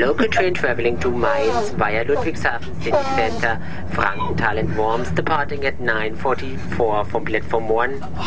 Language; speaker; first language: English; non-native, learner; German